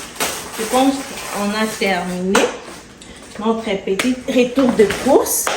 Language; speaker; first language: French; non-native, local second language; Lingala